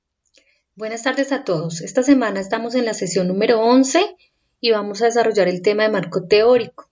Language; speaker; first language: Spanish; native; Spanish